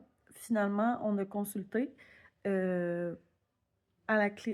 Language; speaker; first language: French; native; French